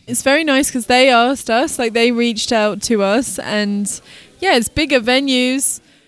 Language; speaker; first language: English; native; English